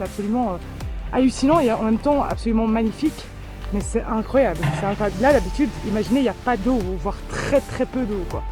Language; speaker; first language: French; native; French